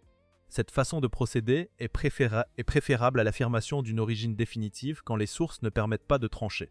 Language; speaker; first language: French; native; French